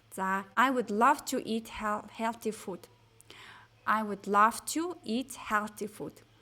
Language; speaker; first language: English; non-native, fluent; Mongolian